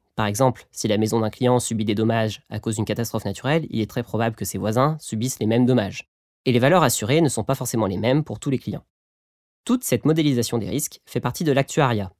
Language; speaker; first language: French; native; French